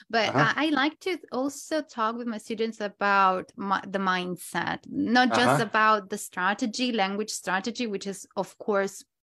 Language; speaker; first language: English; non-native, fluent; Italian